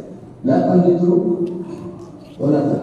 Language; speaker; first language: Arabic; native; Arabic